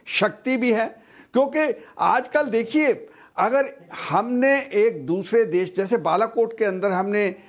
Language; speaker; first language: Hindi; non-native, local second language; Punjabi